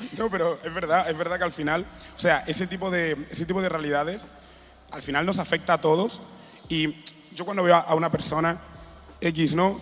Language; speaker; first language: Spanish; early bilingual, other home language; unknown